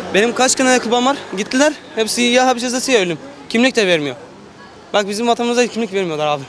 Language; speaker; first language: Turkish; non-native, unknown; Arabic